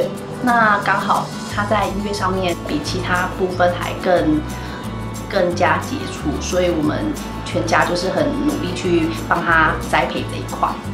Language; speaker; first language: Chinese; native; Chinese